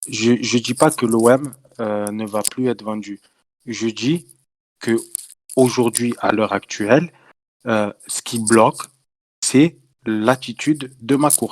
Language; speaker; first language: French; native; French